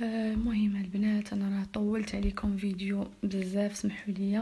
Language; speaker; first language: Arabic; native; Arabic